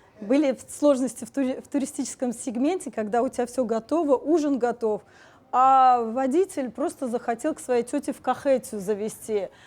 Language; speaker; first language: Russian; native; Russian